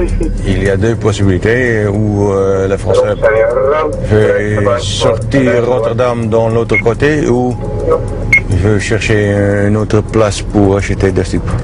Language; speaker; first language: French; non-native, learner; Dutch